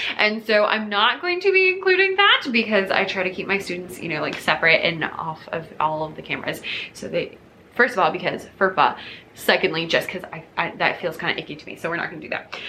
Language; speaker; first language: English; native; English